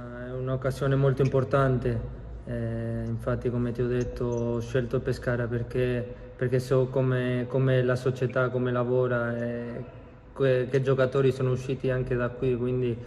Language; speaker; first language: Italian; non-native, fluent; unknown